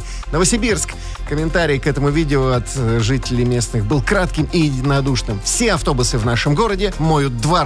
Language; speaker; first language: Russian; native; Russian